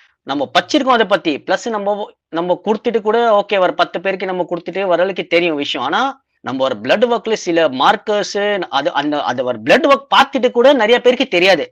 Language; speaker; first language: Tamil; native; Tamil